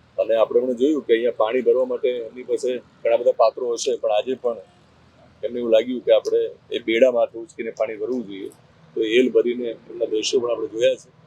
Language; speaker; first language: Gujarati; native; Gujarati